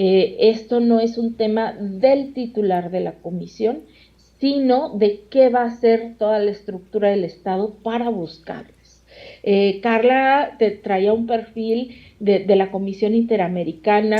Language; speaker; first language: Spanish; native; Spanish